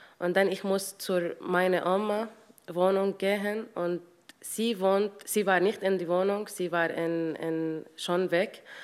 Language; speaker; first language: German; non-native, learner; Arabic